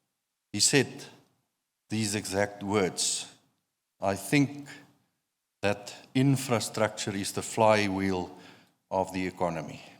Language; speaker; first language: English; non-native, local second language; Afrikaans